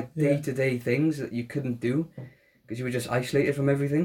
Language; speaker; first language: English; native; English